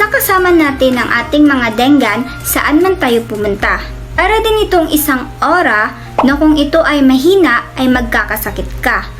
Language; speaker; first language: Filipino; non-native, local second language; Cebuano